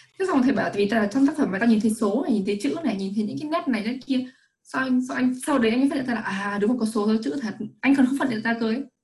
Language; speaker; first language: Vietnamese; native; Vietnamese